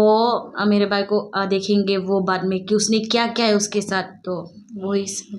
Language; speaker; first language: Hindi; non-native, local second language; Kok Borok